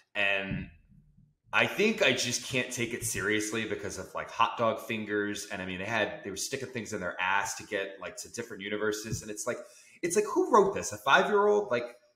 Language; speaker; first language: English; native; English